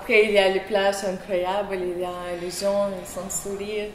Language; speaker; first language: French; non-native, learner; Russian